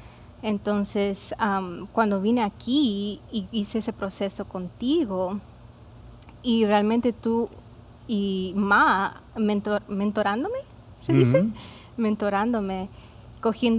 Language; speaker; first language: Spanish; early bilingual, heritage; Spanish